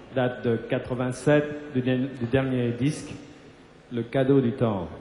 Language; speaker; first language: French; native; French